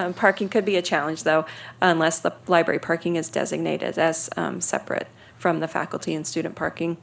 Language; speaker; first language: English; native; English